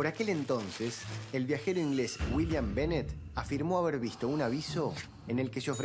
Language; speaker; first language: Spanish; native; Spanish